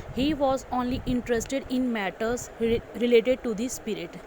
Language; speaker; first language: English; non-native, local second language; Punjabi